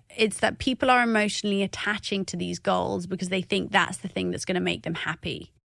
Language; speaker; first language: English; native; English